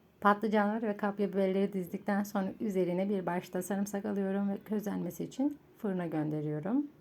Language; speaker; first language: Turkish; native; Turkish